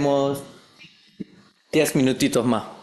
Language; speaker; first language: Spanish; non-native, fluent; German